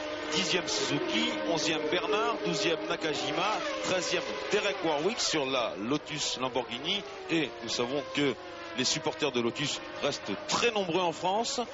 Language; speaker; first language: French; native; French